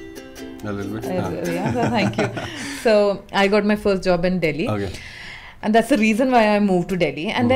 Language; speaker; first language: English; non-native, local second language; Malayalam